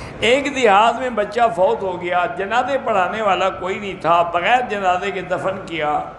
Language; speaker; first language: Urdu; early bilingual, heritage; Urdu